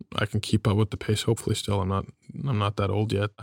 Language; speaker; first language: English; non-native, fluent; German